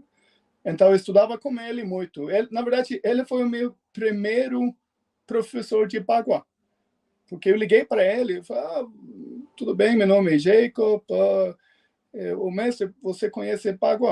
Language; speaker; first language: Portuguese; non-native, fluent; Swedish